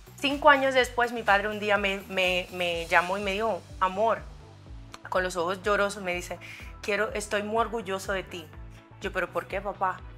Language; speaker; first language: Spanish; non-native, fluent; Haitian Creole